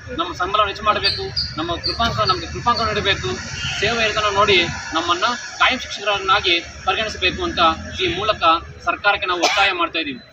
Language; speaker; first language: Kannada; native; Kannada